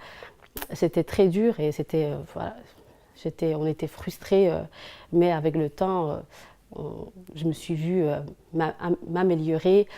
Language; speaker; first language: French; early bilingual, other home language; Somali